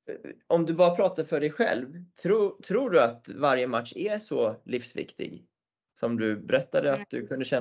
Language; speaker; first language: Swedish; native; Swedish